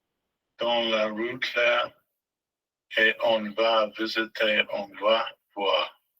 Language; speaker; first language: French; non-native, learner; English